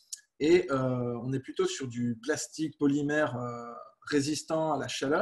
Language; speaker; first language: French; native; French